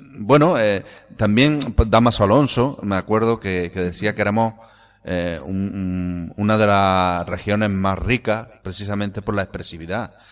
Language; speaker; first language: Spanish; native; Spanish